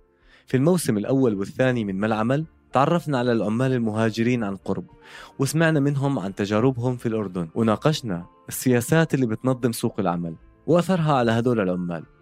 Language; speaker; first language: Arabic; native; Arabic